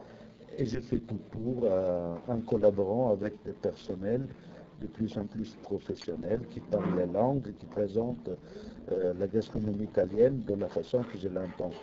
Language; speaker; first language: French; non-native, fluent; Italian